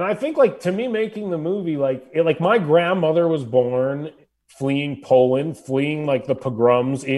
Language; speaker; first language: English; native; English